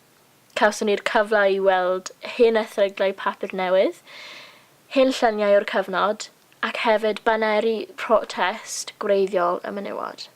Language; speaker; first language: Welsh; non-native, local second language; English